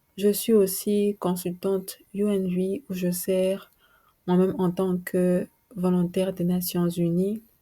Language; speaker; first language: French; non-native, local second language; Lingala